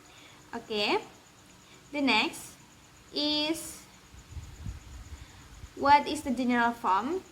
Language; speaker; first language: English; non-native, learner; Indonesian